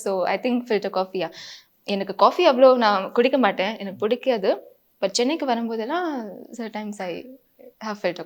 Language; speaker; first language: Tamil; non-native, fluent; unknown